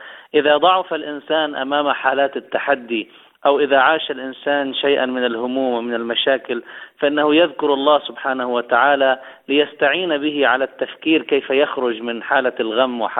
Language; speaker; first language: Arabic; native; Arabic